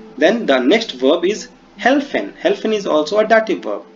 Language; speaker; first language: English; non-native, local second language; Hindi